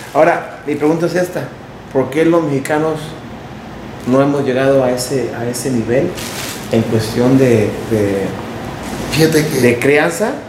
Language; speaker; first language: Spanish; early bilingual, heritage; Spanish